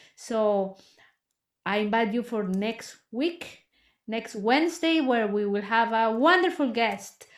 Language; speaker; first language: English; non-native, fluent; Spanish